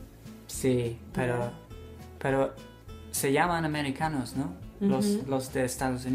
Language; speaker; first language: Spanish; non-native, fluent; English